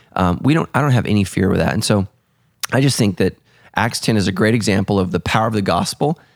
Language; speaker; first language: English; early bilingual, other home language; Italian